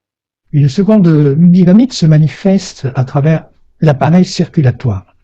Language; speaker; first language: French; native; French